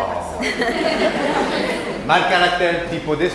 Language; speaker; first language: Spanish; non-native, learner; French